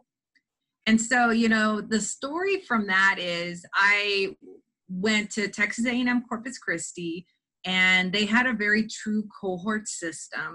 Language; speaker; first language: English; native; English